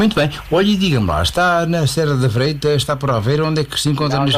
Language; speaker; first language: Portuguese; native; Portuguese